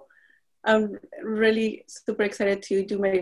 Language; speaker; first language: English; non-native, fluent; Spanish